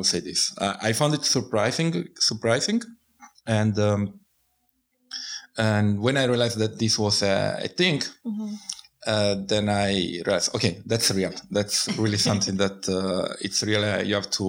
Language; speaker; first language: English; non-native, fluent; Italian